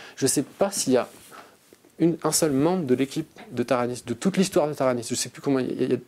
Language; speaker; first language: French; native; French